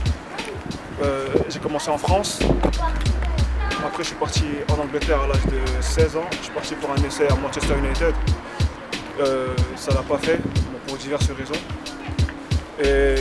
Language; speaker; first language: French; native; French